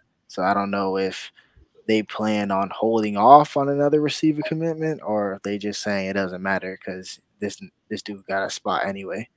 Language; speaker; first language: English; native; English